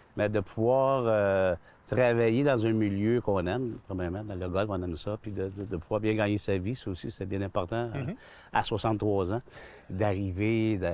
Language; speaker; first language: French; native; French